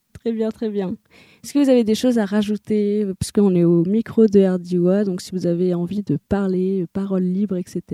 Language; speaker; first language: French; native; French